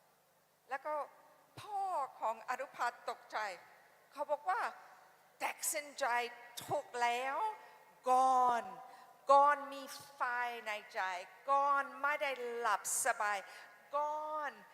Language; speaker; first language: Thai; non-native, fluent; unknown